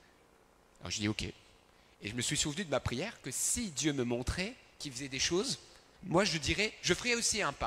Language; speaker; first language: French; early bilingual, other home language; Arabic